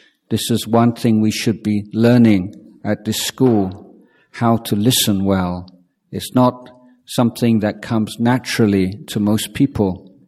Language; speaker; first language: English; native; English